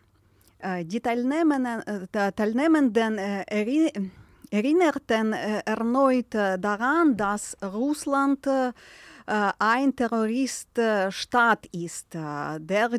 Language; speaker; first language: German; non-native, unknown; Ukrainian